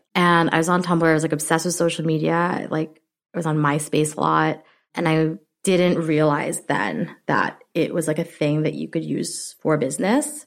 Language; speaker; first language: English; early bilingual, other home language; Filipino